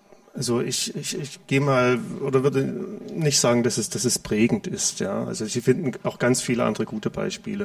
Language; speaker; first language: German; native; German